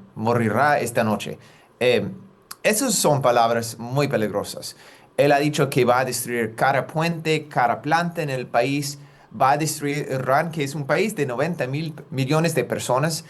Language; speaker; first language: Spanish; non-native, fluent; English